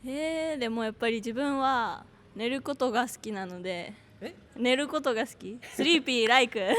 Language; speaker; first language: Japanese; native; Japanese